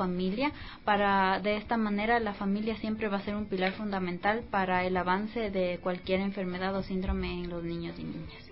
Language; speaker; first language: Spanish; native; Spanish